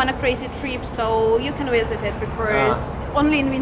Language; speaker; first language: English; non-native, fluent; Russian